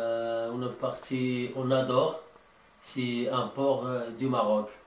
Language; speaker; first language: French; non-native, learner; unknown